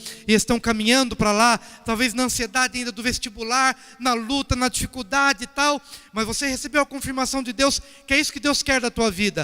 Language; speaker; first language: Portuguese; native; Portuguese